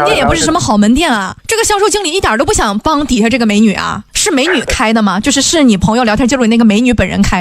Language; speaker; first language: Chinese; native; Chinese